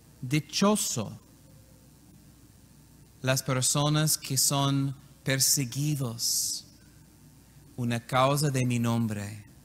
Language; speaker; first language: Spanish; non-native, learner; English